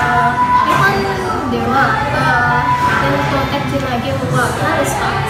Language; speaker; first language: Japanese; non-native, learner; Indonesian